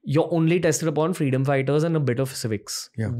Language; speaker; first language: English; non-native, local second language; Hindi